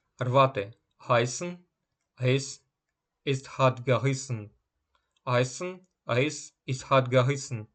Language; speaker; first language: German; non-native, fluent; Ukrainian